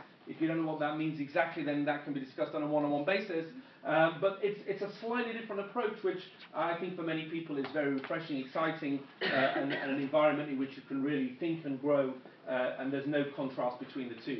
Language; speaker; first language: English; native; English